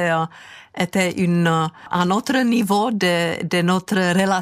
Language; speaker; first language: French; non-native, fluent; Czech